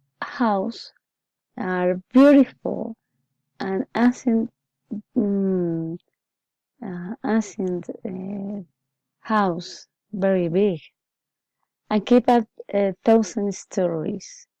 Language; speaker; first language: English; non-native, learner; Spanish